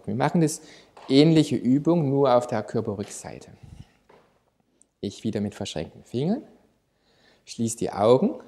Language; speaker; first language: German; native; German